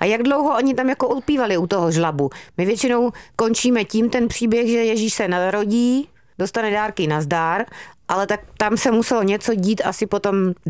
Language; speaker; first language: Czech; native; Czech